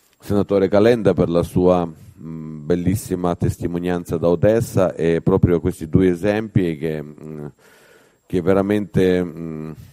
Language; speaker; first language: Italian; non-native, fluent; Ukrainian